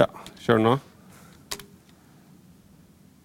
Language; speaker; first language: Norwegian; native; Norwegian